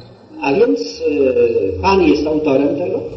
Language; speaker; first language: Polish; native; Polish